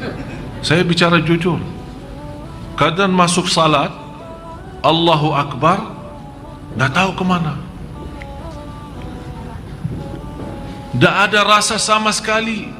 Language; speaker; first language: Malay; non-native, fluent; Arabic